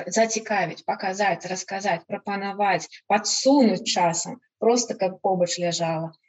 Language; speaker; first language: Belarusian; non-native, local second language; Russian